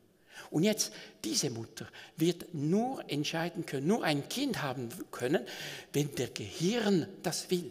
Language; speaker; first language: German; non-native, local second language; French